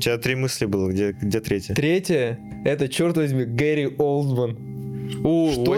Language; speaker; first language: Russian; native; Russian